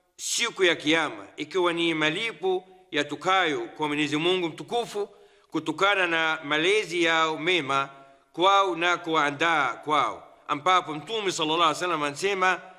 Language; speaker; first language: Swahili; non-native, fluent; Arabic